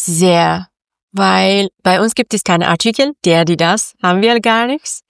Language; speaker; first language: German; non-native, learner; Persian